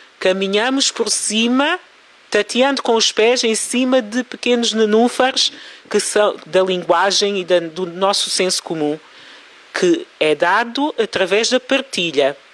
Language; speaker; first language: Portuguese; early bilingual, other home language; Kabuverdianu